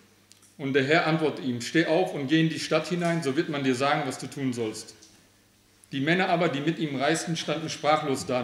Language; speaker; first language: German; early bilingual, other home language; Aramaic